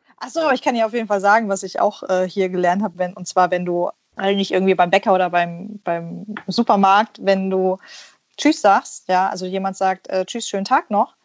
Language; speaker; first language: German; early bilingual, other home language; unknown